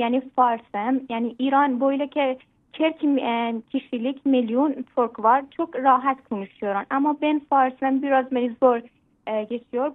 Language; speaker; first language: Turkish; non-native, learner; Persian